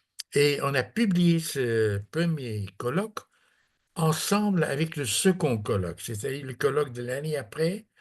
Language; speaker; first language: French; non-native, fluent; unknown